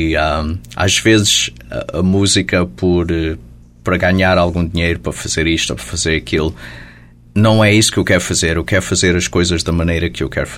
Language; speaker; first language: Portuguese; early bilingual, heritage; Portuguese